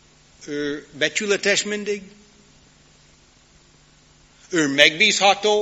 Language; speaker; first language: Hungarian; non-native, learner; English